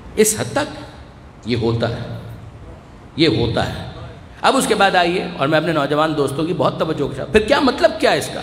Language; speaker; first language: Urdu; non-native, local second language; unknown